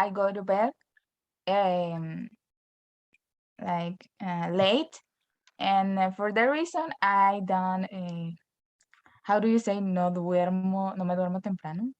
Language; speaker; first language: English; non-native, learner; Spanish